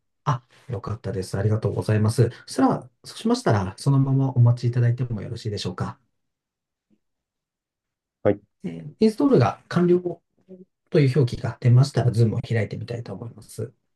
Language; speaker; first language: Japanese; native; Japanese